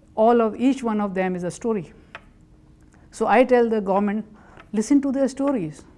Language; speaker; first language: English; non-native, local second language; Urdu